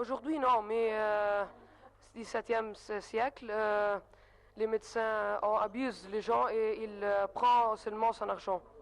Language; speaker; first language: French; non-native, learner; Arabic